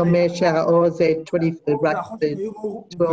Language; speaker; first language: Hebrew; non-native, learner; English